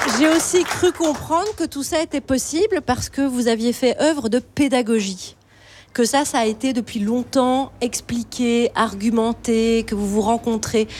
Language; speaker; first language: French; native; French